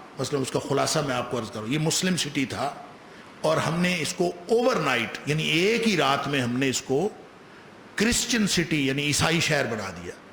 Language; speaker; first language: Urdu; non-native, local second language; Punjabi